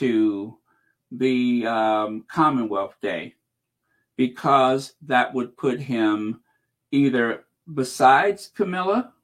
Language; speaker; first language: English; native; English